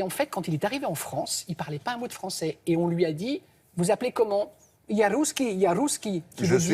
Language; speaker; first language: French; native; French